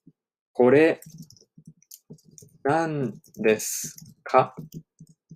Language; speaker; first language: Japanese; non-native, fluent; English